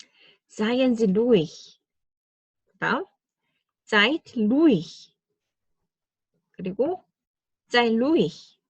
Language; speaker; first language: German; non-native, fluent; Korean